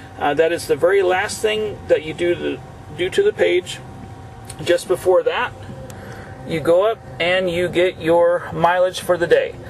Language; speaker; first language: English; native; English